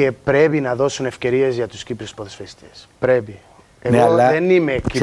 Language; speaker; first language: Greek; non-native, learner; Portuguese